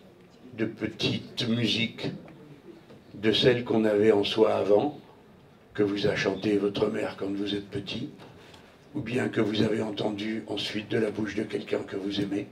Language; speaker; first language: French; native; French